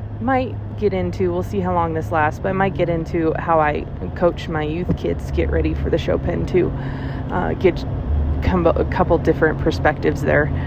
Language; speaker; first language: English; native; English